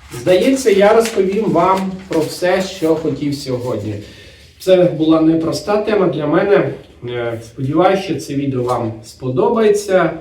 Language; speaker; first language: Ukrainian; non-native, local second language; Russian